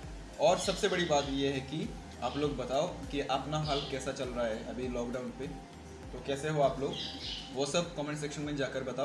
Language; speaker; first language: Hindi; non-native, local second language; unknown